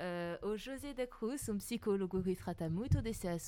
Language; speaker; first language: Portuguese; non-native, learner; French